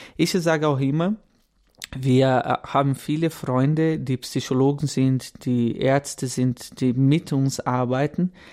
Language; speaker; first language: German; non-native, fluent; Portuguese